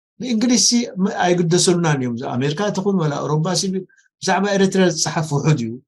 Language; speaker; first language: Tigrinya; non-native, local second language; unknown